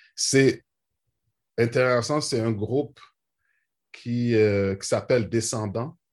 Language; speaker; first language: French; native; French